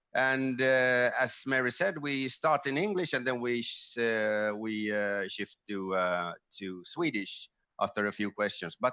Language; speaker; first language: English; non-native, fluent; Swedish